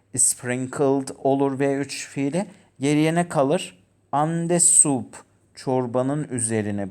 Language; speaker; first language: Turkish; native; Turkish